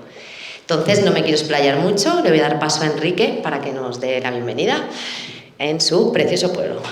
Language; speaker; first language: Spanish; native; Spanish